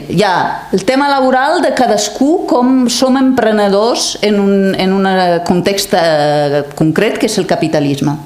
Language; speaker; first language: Catalan; non-native, fluent; Italian